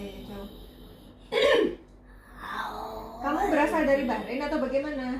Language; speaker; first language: Indonesian; native; Indonesian